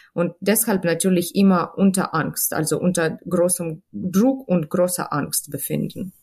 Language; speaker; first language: German; non-native, fluent; Ukrainian